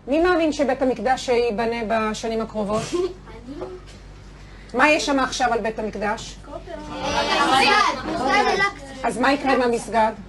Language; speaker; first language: Hebrew; native; Hebrew